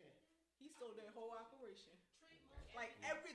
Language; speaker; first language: English; native; English